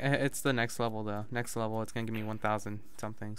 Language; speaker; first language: English; native; English